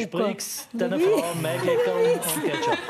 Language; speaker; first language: German; native; German